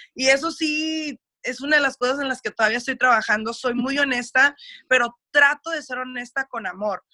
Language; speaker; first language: Spanish; early bilingual, heritage; Spanish